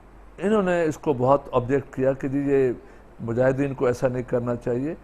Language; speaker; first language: Urdu; non-native, local second language; Sindhi